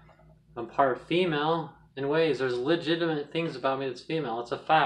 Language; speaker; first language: English; native; English